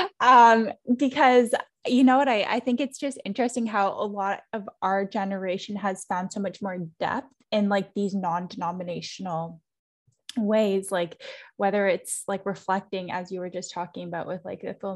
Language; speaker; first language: English; native; English